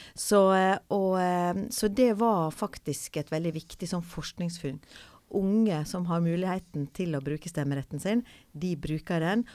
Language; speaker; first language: Norwegian; native; Norwegian